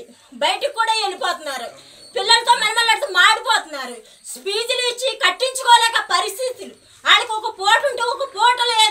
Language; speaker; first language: Telugu; native; Telugu